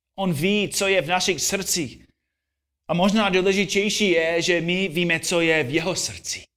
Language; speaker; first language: Czech; non-native, fluent; English